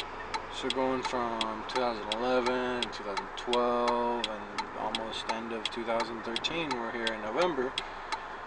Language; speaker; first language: English; native; English